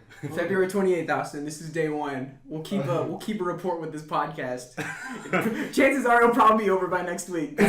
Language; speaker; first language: English; native; English